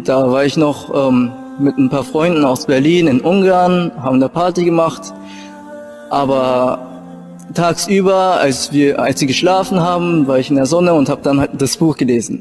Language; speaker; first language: German; early bilingual, other home language; Japanese